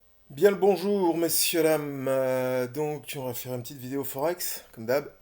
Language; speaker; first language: French; native; French